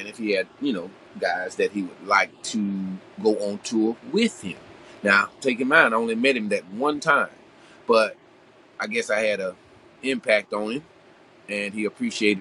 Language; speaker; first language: English; native; English